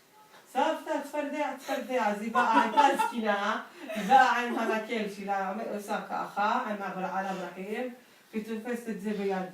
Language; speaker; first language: Hebrew; non-native, local second language; Arabic